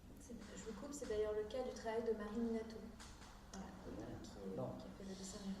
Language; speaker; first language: French; native; French